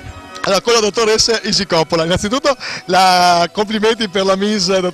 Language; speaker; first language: Italian; native; Italian